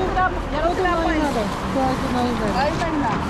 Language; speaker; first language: Spanish; non-native, learner; Filipino